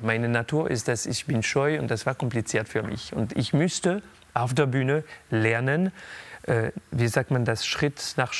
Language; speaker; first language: German; non-native, local second language; French